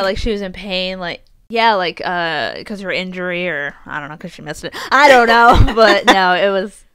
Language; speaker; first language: English; native; English